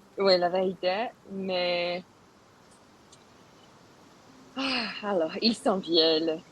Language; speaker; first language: French; non-native, learner; Spanish